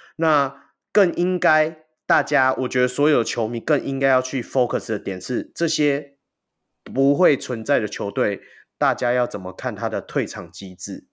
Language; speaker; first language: Chinese; native; Chinese